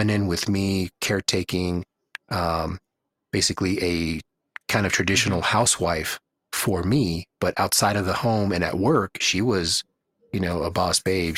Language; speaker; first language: English; native; English